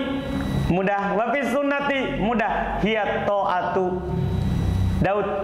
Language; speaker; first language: Arabic; non-native, fluent; Indonesian